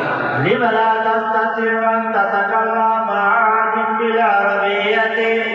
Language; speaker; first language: Arabic; non-native, fluent; Bangla